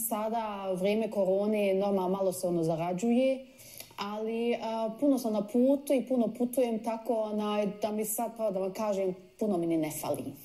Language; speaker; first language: Croatian; early bilingual, heritage; Croatian